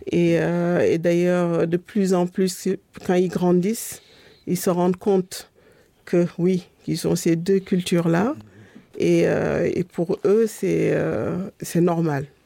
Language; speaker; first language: French; non-native, local second language; Wolof